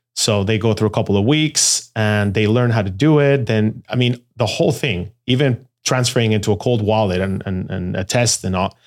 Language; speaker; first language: English; non-native, fluent; Spanish